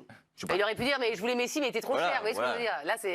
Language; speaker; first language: French; native; French